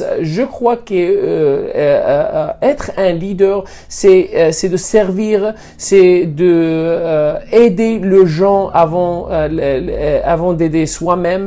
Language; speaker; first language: French; non-native, fluent; Spanish